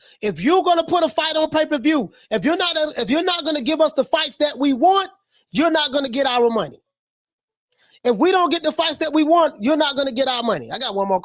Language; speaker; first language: English; native; English